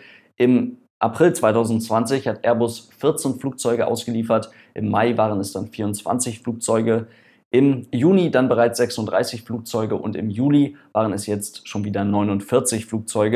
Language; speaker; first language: German; native; German